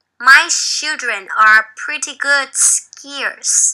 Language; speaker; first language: English; non-native, fluent; Thai